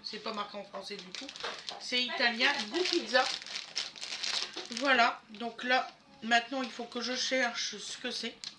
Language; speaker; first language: French; native; French